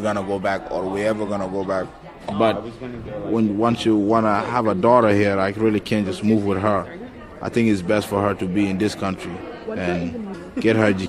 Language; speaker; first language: English; non-native, fluent; Acoli